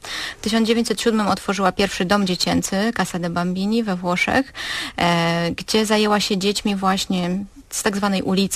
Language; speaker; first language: Polish; native; Polish